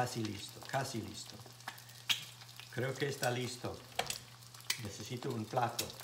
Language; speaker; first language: Spanish; non-native, fluent; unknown